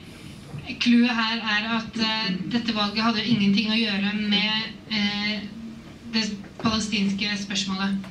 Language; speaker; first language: Norwegian; native; Norwegian